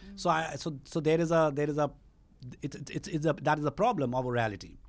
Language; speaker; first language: English; non-native, local second language; Bangla